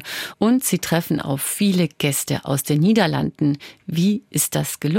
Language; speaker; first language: German; native; German